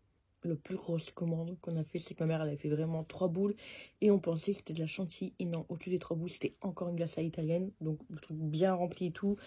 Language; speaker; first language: French; native; French